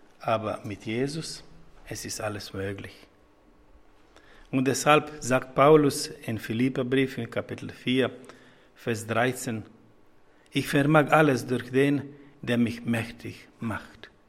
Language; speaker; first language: German; non-native, fluent; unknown